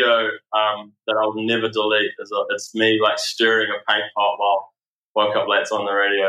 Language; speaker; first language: English; native; English